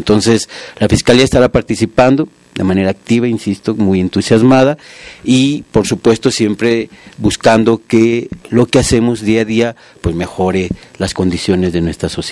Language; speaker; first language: Spanish; native; Spanish